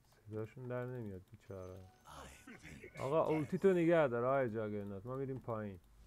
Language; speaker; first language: Persian; non-native, local second language; Azerbaijani